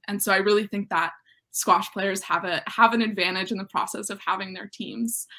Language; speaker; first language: English; native; English